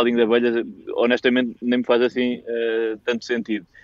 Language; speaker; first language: Portuguese; native; Portuguese